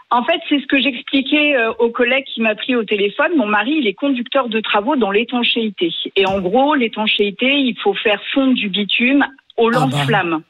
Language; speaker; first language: French; native; French